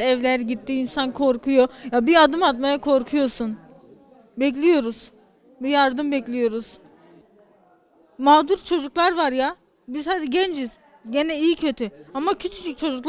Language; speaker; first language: Turkish; non-native, local second language; Kurdish